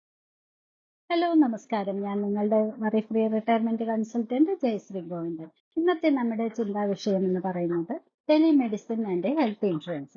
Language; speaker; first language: Malayalam; native; Malayalam